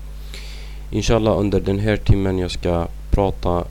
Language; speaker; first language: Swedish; non-native, fluent; Arabic